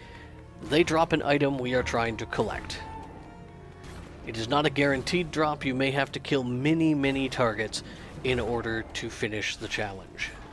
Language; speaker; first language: English; native; English